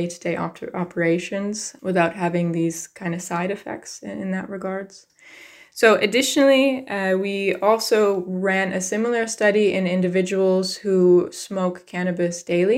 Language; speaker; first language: English; native; English